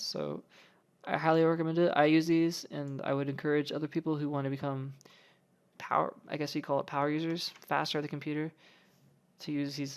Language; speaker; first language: English; native; English